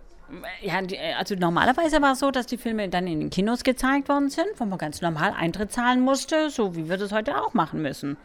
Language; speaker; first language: German; native; German